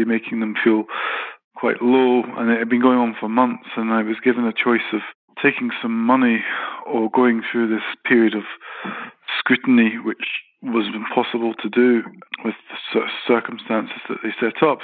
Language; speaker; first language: English; native; English